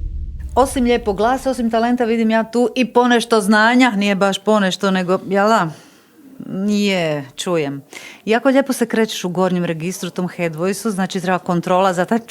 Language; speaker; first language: Bosnian; native; Bosnian